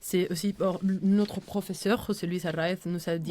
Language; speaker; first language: French; non-native, fluent; Spanish